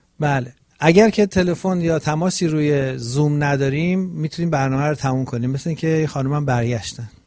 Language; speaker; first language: Persian; native; Persian